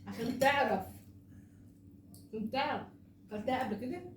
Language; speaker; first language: Arabic; native; Arabic